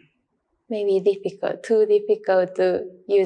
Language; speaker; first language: English; non-native, learner; Japanese